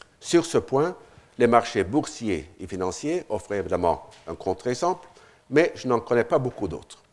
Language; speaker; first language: French; non-native, fluent; Norwegian